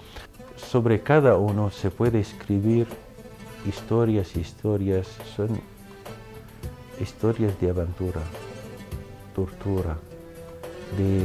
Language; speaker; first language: Spanish; non-native, fluent; Arabic